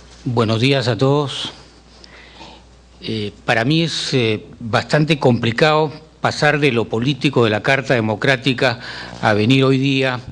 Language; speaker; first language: Spanish; native; Spanish